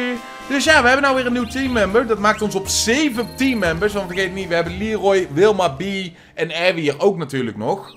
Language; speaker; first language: Dutch; native; Dutch